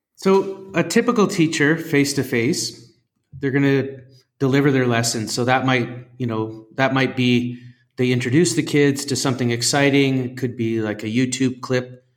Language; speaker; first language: English; native; English